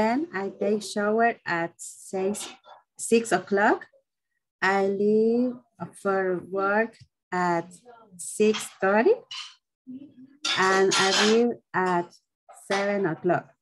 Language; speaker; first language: English; non-native, learner; Spanish